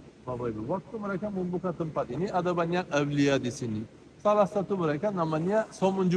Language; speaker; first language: Indonesian; non-native, fluent; Turkish